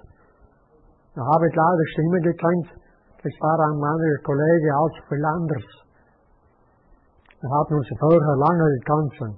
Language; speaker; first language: German; native; German